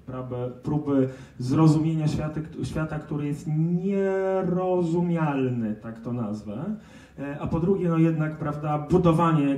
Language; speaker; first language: Polish; native; Polish